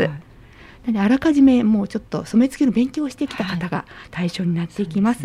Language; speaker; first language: Japanese; native; Japanese